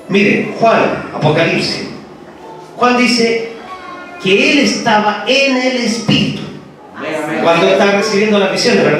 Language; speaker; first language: Spanish; native; Spanish